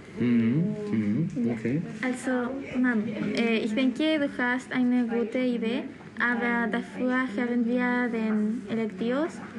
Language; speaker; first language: German; non-native, learner; Spanish